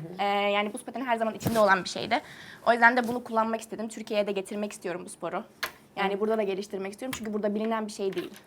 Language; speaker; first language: Turkish; early bilingual, heritage; Turkish